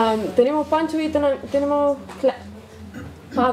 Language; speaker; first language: Spanish; non-native, fluent; English